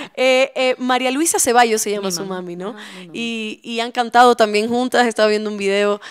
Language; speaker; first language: Spanish; native; Spanish